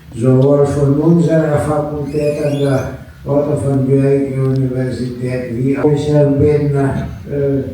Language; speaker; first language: German; native; German